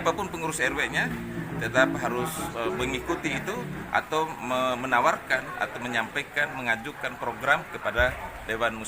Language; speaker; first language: Indonesian; native; Indonesian